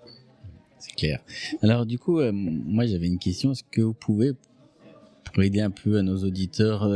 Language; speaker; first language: French; native; French